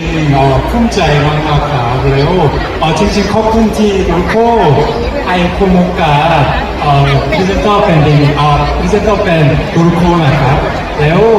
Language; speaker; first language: Thai; non-native, learner; Korean